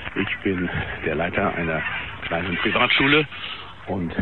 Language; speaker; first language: German; native; German